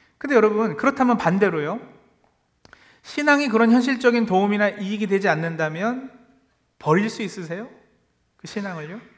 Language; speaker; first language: Korean; native; Korean